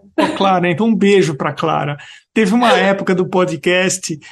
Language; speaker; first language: Portuguese; native; Portuguese